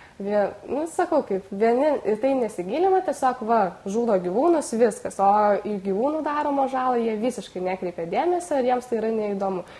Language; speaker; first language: Lithuanian; native; Lithuanian